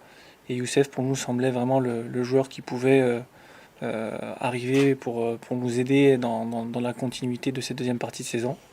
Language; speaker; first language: French; native; French